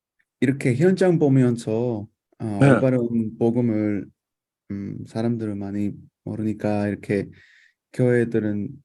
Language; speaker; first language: Korean; non-native, fluent; Spanish